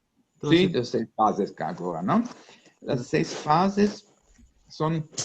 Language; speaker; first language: Spanish; non-native, fluent; Italian